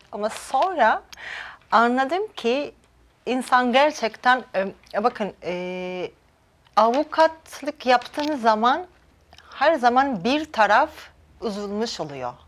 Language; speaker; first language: Turkish; non-native, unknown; Georgian